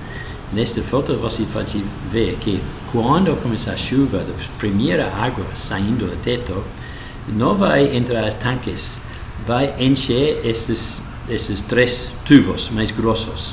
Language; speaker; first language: Portuguese; non-native, learner; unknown